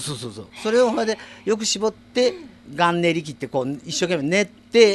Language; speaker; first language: Japanese; native; Japanese